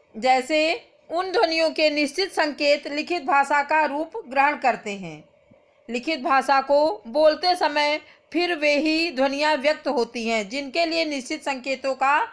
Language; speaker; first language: Hindi; native; Hindi